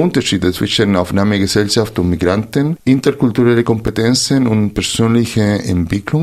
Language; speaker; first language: German; non-native, fluent; Spanish